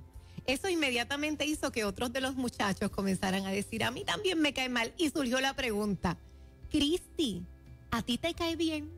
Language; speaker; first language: Spanish; native; Spanish